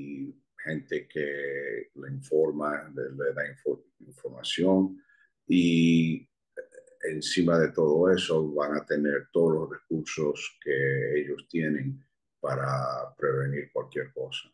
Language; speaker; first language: Spanish; early bilingual, heritage; Spanish